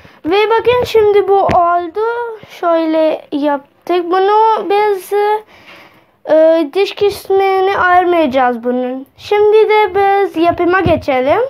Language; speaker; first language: Turkish; non-native, fluent; Urdu